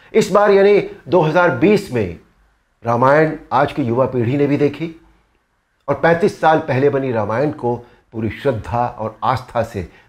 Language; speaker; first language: Hindi; native; Hindi